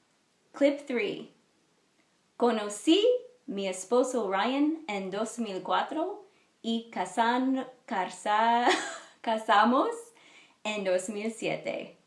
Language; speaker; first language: Spanish; non-native, learner; English